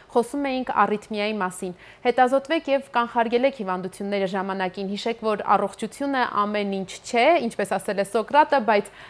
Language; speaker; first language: Armenian; native; Armenian